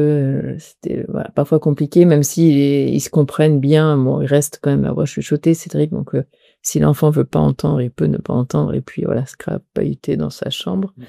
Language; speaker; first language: French; native; French